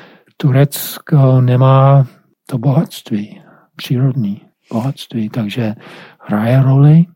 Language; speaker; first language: Czech; non-native, fluent; English